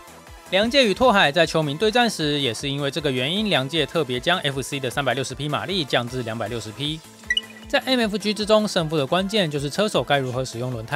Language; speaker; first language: Chinese; native; Chinese